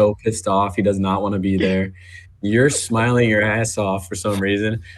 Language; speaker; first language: English; native; English